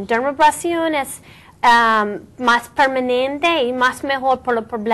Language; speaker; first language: Spanish; non-native, learner; English